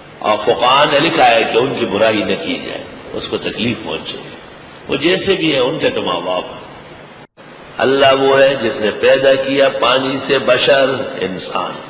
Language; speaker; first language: Urdu; non-native, local second language; Pashto